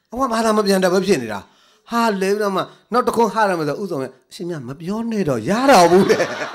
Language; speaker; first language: Burmese; native; Burmese